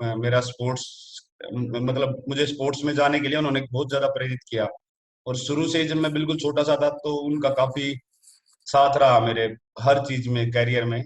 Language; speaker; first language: Hindi; native; Hindi